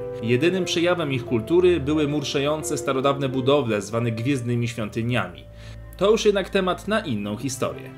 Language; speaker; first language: Polish; native; Polish